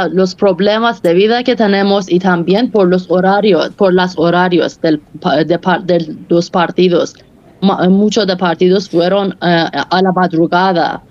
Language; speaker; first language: Spanish; non-native, fluent; Persian